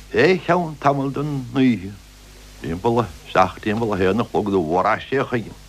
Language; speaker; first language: Irish; native; Irish